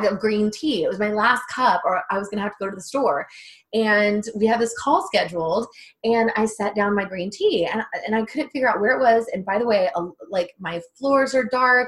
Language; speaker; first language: English; native; English